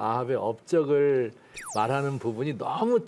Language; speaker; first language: Korean; native; Korean